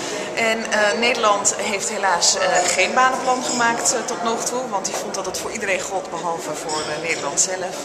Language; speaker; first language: Dutch; native; Dutch